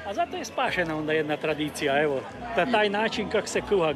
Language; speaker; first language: Serbian; early bilingual, heritage; Croatian